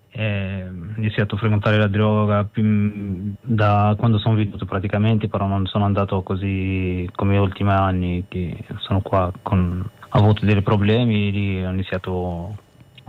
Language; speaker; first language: Italian; non-native, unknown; Arabic